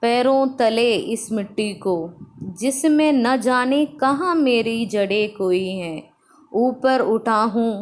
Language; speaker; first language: Hindi; non-native, local second language; Malayalam